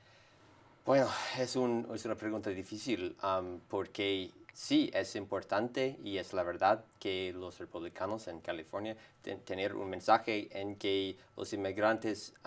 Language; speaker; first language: Spanish; non-native, fluent; English